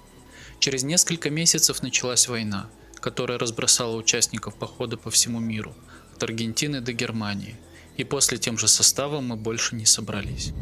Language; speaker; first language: Russian; native; Russian